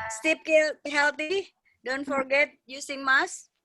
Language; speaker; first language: English; non-native, learner; Indonesian